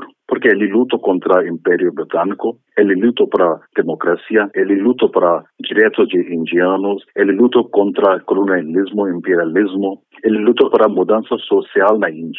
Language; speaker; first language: Portuguese; non-native, fluent; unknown